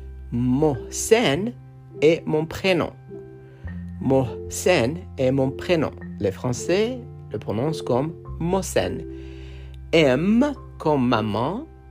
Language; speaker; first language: French; non-native, fluent; Persian